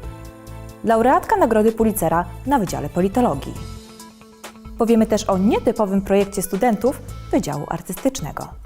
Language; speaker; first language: Polish; native; Polish